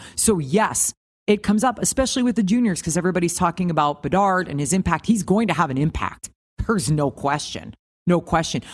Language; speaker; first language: English; native; English